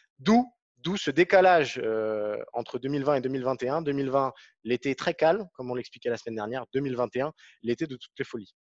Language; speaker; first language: French; native; French